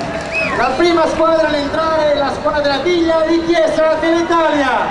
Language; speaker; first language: Italian; non-native, fluent; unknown